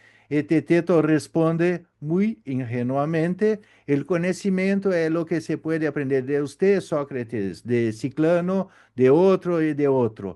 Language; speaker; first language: Spanish; non-native, learner; Portuguese